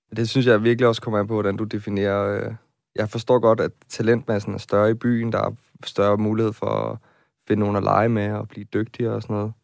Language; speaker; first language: Danish; native; Danish